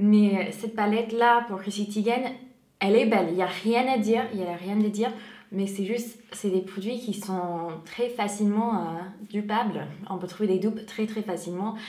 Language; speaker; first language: French; non-native, fluent; English